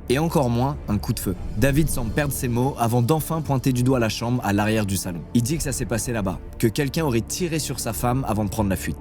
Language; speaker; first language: French; native; French